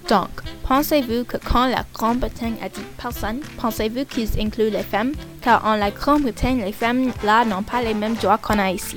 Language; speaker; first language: French; non-native, learner; English